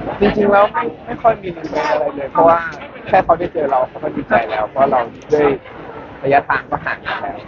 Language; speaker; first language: Thai; native; Thai